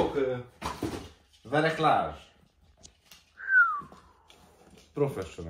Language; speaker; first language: Dutch; non-native, learner; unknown